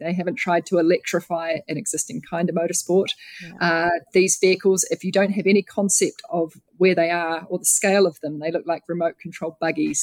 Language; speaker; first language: English; native; English